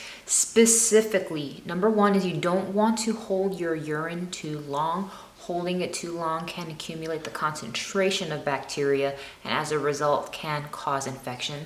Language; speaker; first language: English; native; English